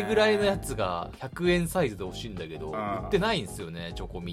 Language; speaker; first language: Japanese; native; Japanese